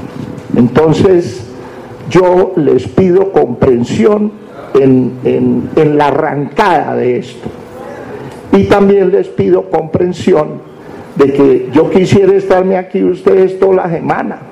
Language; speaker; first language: Spanish; native; Spanish